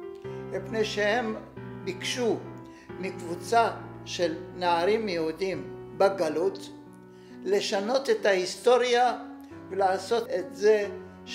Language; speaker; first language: Hebrew; non-native, fluent; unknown